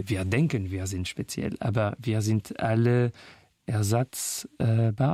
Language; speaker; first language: German; non-native, fluent; French